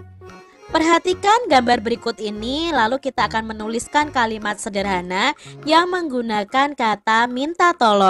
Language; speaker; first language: Indonesian; native; Indonesian